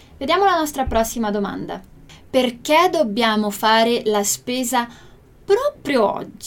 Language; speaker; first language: Italian; non-native, fluent; Portuguese